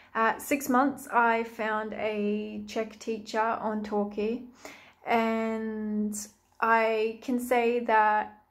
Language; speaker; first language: English; native; English